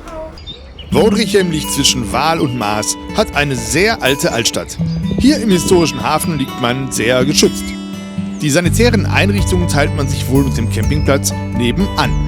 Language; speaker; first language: German; native; German